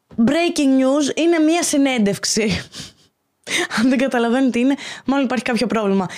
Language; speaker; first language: Greek; native; Greek